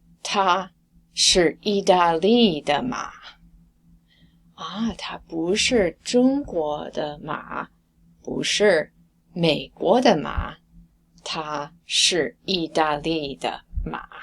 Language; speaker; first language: Chinese; non-native, fluent; English